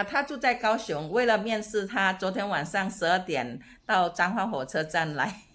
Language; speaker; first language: Chinese; non-native, fluent; Indonesian